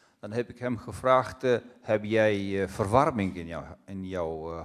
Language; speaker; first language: Dutch; non-native, fluent; Russian